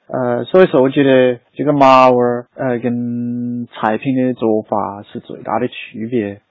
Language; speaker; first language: Chinese; non-native, fluent; English